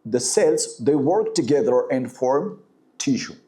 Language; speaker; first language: English; non-native, local second language; Amharic